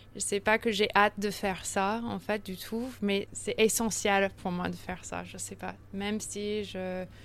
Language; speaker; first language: French; early bilingual, heritage; French